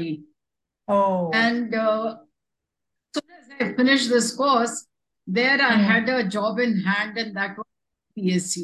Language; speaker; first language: English; non-native, local second language; Hindi